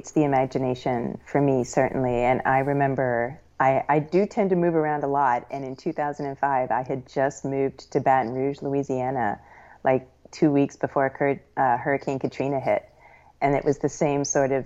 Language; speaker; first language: English; native; English